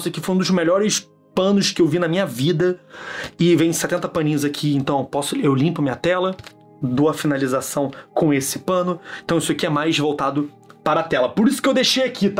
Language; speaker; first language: Portuguese; native; Portuguese